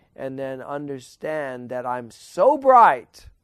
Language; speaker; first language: English; native; English